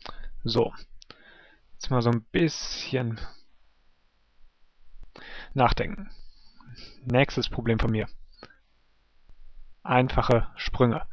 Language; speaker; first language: German; native; German